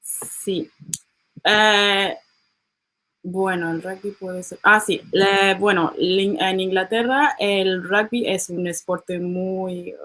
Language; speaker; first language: Spanish; non-native, learner; English